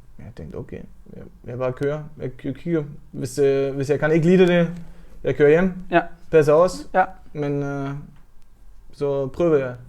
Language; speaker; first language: Danish; non-native, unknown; German